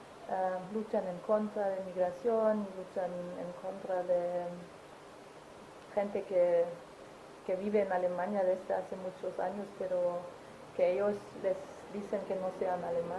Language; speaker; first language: Spanish; non-native, fluent; German